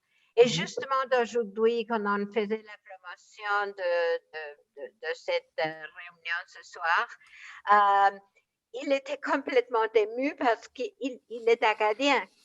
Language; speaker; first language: French; non-native, fluent; Spanish